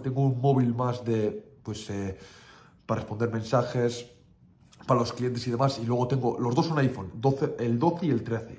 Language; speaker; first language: Spanish; native; Spanish